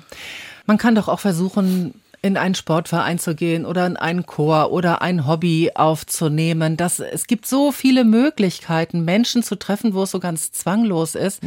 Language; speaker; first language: German; native; German